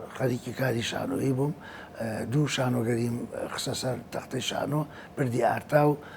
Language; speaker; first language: Central Kurdish; native; Central Kurdish